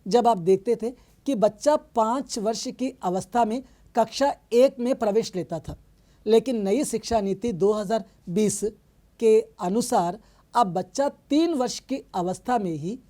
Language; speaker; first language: Hindi; non-native, local second language; Telugu